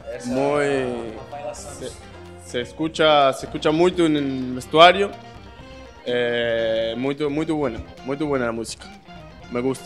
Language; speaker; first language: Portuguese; non-native, learner; Spanish